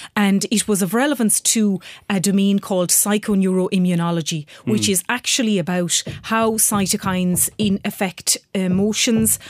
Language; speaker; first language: English; native; English